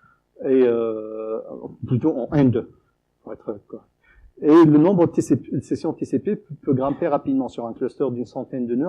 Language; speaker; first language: French; native; French